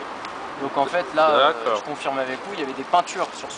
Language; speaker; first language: French; native; French